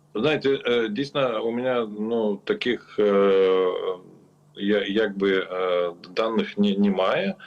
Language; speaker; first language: Ukrainian; non-native, learner; Lithuanian